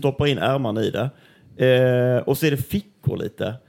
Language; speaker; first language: Swedish; native; Swedish